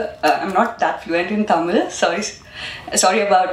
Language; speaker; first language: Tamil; non-native, learner; Malayalam